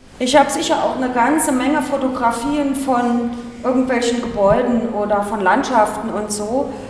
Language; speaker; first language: German; native; German